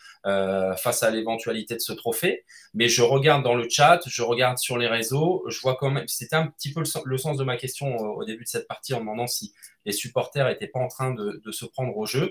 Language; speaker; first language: French; native; French